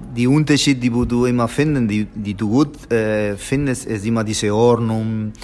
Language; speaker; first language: German; non-native, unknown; Spanish